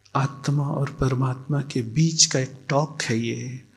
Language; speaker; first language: Hindi; native; Hindi